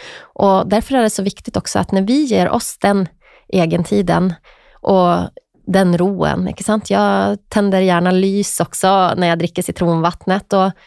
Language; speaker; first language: Swedish; native; Swedish